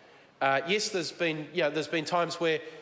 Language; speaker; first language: English; native; English